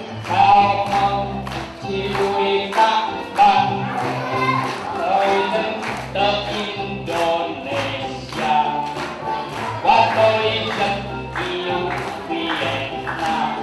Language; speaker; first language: Vietnamese; non-native, learner; Sundanese